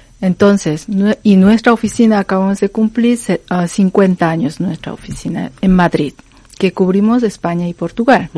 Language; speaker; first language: Spanish; non-native, fluent; Korean